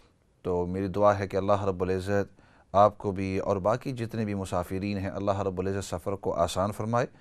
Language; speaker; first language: Urdu; native; Urdu